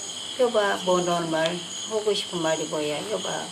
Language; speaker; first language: Korean; native; Korean